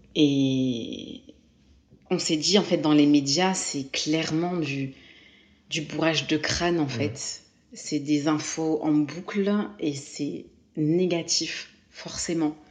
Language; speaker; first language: French; native; French